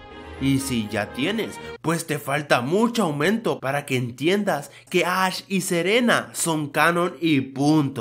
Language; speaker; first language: Spanish; native; Spanish